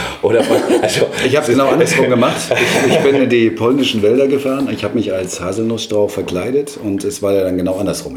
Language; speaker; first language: German; native; German